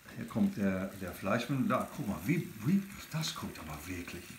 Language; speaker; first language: German; non-native, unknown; English